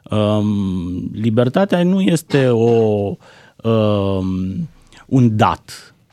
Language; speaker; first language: Romanian; native; Romanian